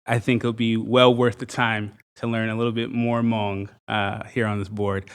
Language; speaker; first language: English; native; English